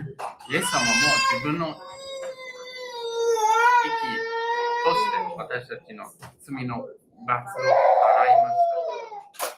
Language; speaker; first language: Japanese; non-native, fluent; English